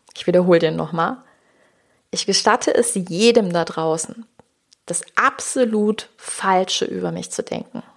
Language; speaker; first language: German; native; German